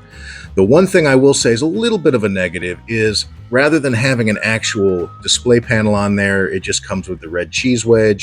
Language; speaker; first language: English; native; English